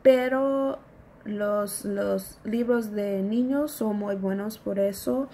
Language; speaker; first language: Spanish; non-native, learner; English